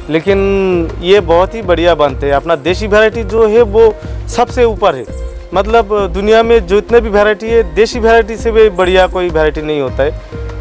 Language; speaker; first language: Hindi; non-native, local second language; Bangla